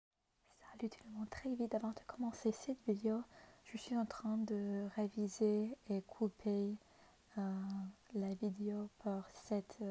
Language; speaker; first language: French; non-native, learner; English